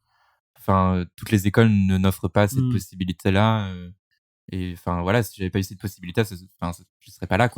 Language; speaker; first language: French; native; French